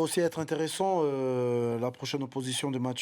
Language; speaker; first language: French; native; French